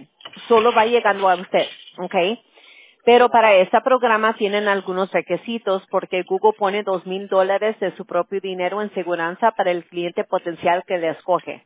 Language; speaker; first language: Spanish; early bilingual, heritage; Spanish